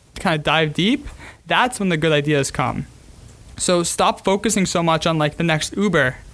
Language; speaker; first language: English; native; English